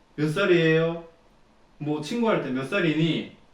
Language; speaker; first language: Korean; native; Korean